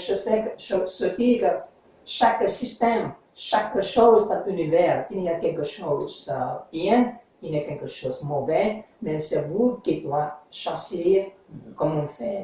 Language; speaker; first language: French; non-native, learner; English